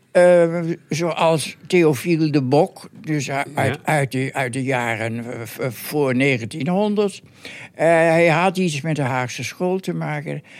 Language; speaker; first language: Dutch; native; Dutch